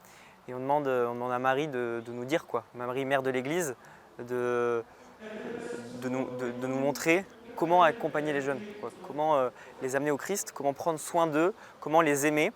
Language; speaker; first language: French; native; French